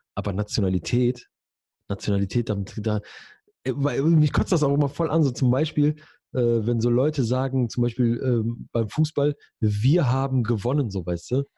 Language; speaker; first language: German; early bilingual, other home language; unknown